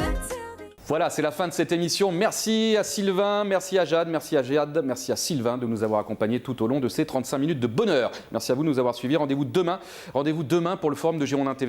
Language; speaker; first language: French; native; French